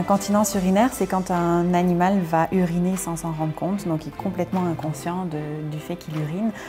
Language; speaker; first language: French; native; French